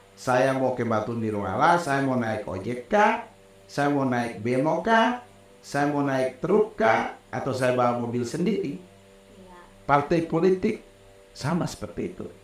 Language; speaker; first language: Indonesian; non-native, local second language; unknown